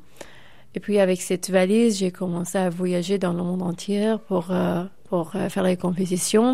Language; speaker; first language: French; non-native, fluent; Persian